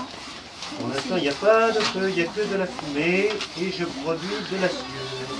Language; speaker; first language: French; native; French